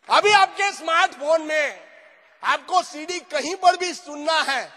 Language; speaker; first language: Hindi; non-native, local second language; Gujarati